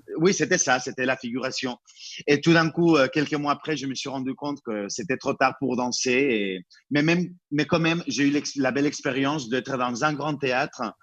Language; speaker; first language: French; non-native, fluent; Spanish